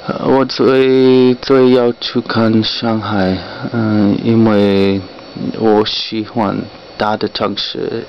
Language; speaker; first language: Chinese; non-native, learner; English